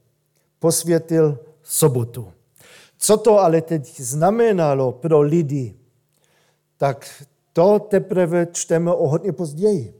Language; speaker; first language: Czech; non-native, fluent; German